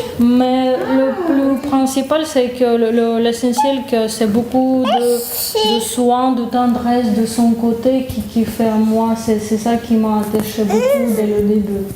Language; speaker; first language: French; non-native, fluent; Russian